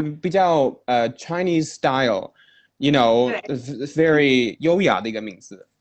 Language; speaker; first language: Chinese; non-native, fluent; English